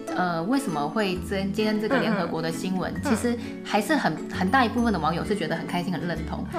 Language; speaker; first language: Chinese; native; Chinese